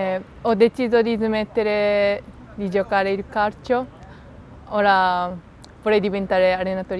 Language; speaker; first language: Italian; non-native, learner; Japanese